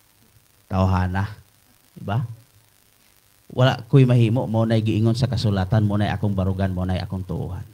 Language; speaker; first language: Cebuano; native; Cebuano